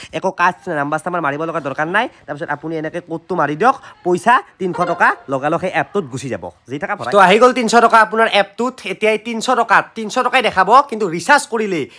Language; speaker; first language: Assamese; native; Assamese